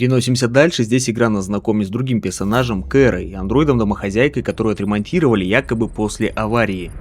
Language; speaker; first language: Russian; native; Russian